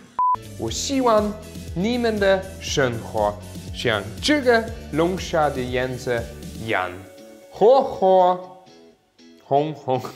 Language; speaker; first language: Chinese; non-native, fluent; German